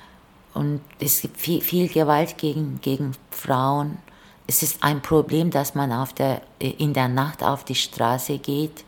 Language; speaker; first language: German; non-native, fluent; Turkish